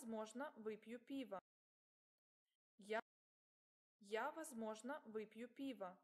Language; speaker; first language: Russian; non-native, learner; English